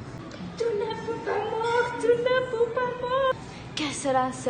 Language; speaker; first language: French; non-native, learner; English